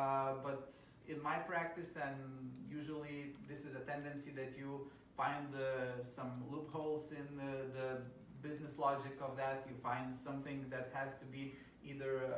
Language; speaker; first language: English; non-native, fluent; Lithuanian